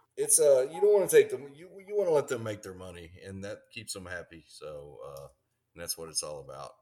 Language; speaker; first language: English; native; English